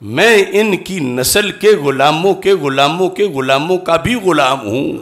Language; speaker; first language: Urdu; native; Urdu